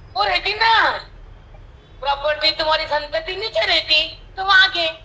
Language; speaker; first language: Hindi; non-native, local second language; Marathi